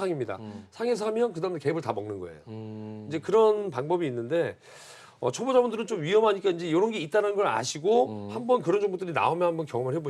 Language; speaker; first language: Korean; native; Korean